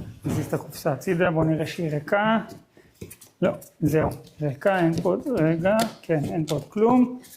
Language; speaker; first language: Hebrew; native; Hebrew